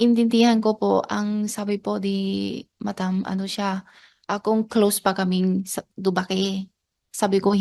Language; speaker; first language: Filipino; non-native, learner; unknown